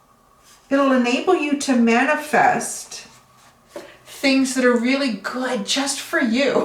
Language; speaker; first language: English; native; English